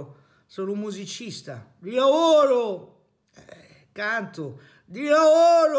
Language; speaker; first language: Italian; native; Italian